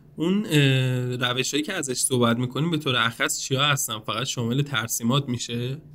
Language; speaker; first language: Persian; native; Persian